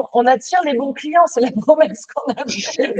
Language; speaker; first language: French; native; French